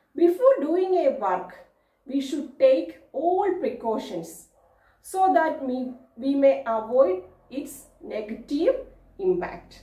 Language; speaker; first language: English; non-native, local second language; Malayalam